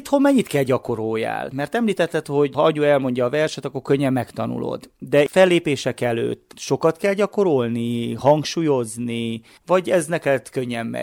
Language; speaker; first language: Hungarian; native; Hungarian